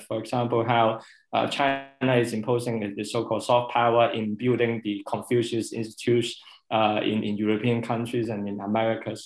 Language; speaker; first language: English; non-native, local second language; Cantonese